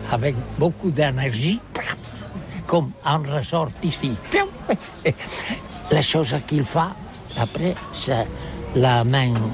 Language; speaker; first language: French; non-native, learner; Catalan